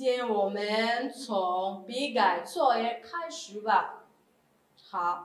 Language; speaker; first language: Chinese; non-native, fluent; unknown